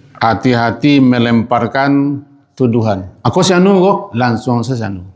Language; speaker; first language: Malay; non-native, local second language; Minangkabau